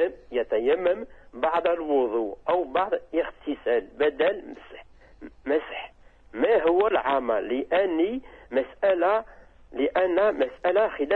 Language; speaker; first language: Arabic; non-native, learner; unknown